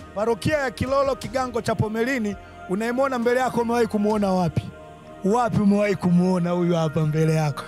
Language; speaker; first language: Swahili; native; Swahili